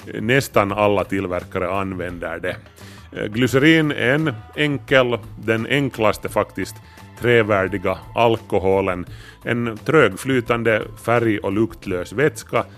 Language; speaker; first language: Swedish; native; Swedish